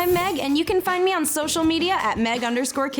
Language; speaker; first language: English; native; English